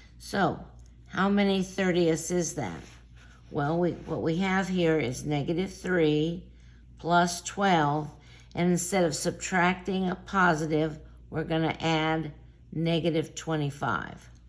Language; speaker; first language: English; native; English